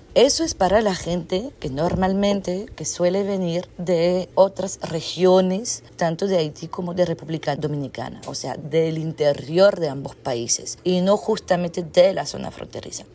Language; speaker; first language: Spanish; non-native, fluent; French